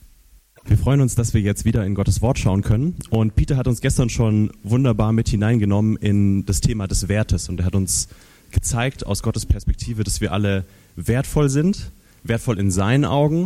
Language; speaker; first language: German; native; German